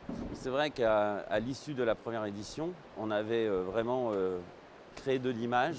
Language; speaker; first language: French; native; French